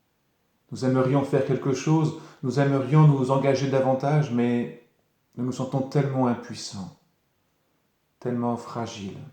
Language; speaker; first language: French; native; French